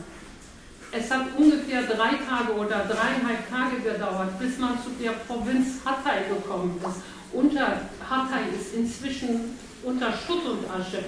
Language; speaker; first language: German; early bilingual, other home language; Turkish